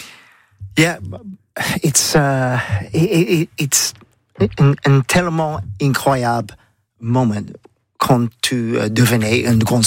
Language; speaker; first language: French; non-native, learner; English